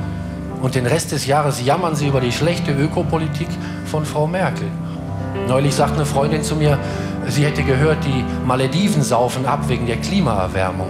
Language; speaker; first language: German; native; German